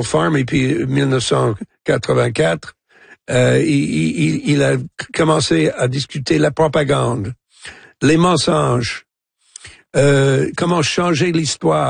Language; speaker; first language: French; non-native, fluent; English